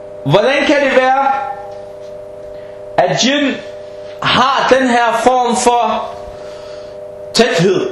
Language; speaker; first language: Danish; early bilingual, heritage; Danish